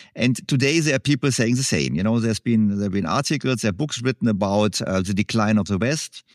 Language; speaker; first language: English; non-native, fluent; German